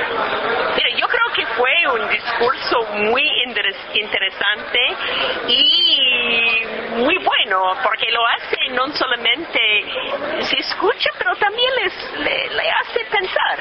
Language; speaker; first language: Spanish; non-native, fluent; English